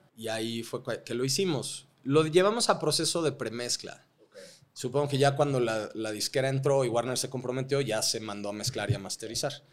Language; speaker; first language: Spanish; native; Spanish